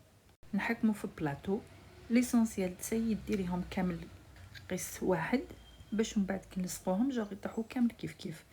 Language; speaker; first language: Arabic; native; Arabic